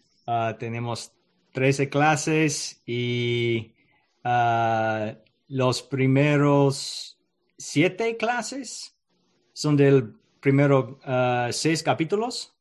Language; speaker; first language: Spanish; non-native, learner; English